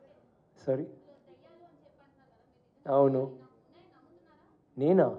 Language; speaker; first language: Telugu; non-native, learner; Tamil